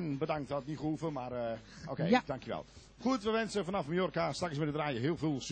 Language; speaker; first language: Dutch; native; Dutch